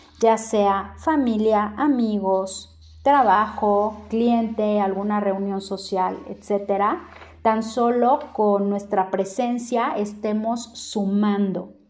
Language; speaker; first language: Spanish; native; Spanish